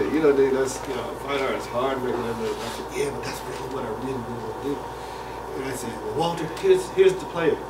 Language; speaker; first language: English; native; English